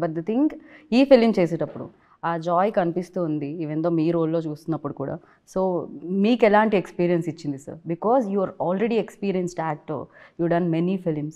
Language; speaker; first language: Telugu; native; Telugu